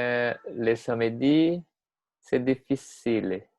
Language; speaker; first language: French; non-native, learner; Portuguese